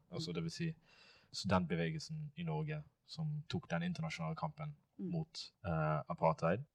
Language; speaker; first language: Norwegian; non-native, fluent; Swahili